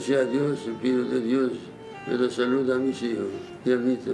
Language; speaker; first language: Spanish; non-native, learner; Arabic